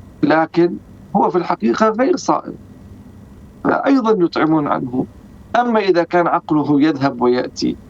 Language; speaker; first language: Arabic; native; Arabic